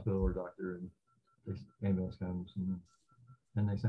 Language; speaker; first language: English; native; English